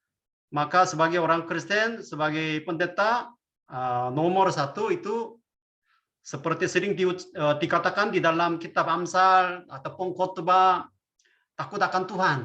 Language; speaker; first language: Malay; non-native, fluent; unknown